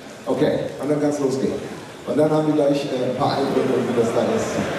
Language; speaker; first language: German; native; German